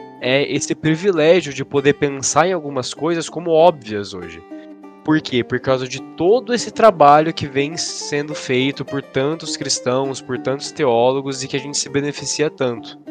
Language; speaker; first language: Portuguese; native; Portuguese